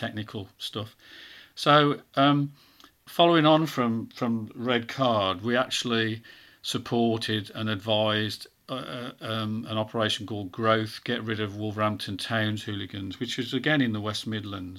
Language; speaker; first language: English; native; English